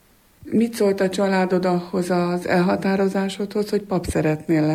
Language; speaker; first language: Hungarian; native; Hungarian